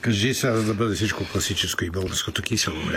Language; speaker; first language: Bulgarian; native; Bulgarian